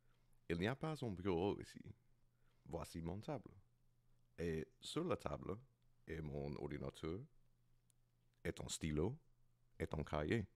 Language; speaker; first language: French; non-native, learner; English